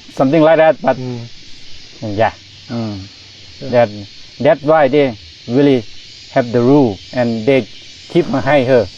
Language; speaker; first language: English; non-native, learner; Thai